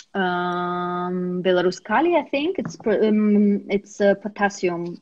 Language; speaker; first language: English; non-native, fluent; Russian